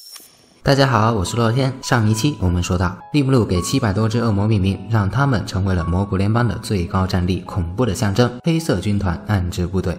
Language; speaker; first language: Chinese; native; Chinese